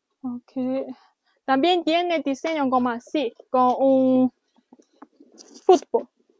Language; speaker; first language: Spanish; non-native, learner; Chinese